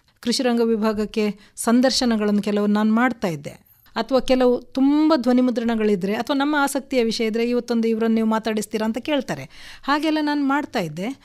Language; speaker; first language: Kannada; non-native, local second language; Konkani